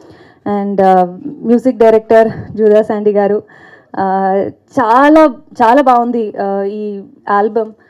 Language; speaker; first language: Telugu; non-native, fluent; Kannada